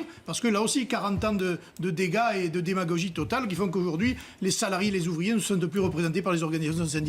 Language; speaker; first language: French; native; French